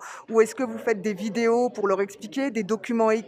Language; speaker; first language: French; native; French